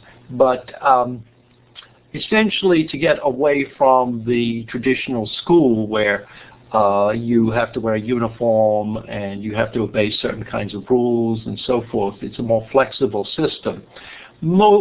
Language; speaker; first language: English; native; English